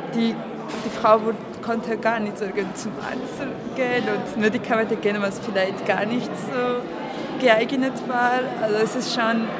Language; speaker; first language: German; non-native, fluent; Georgian